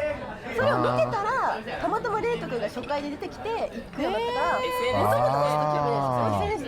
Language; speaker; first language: Japanese; native; Japanese